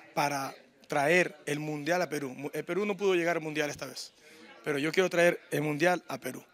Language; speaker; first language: Spanish; native; Spanish